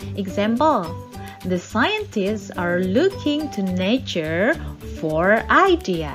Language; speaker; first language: English; non-native, fluent; Indonesian